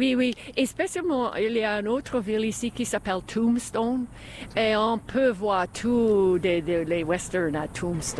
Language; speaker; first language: French; non-native, fluent; English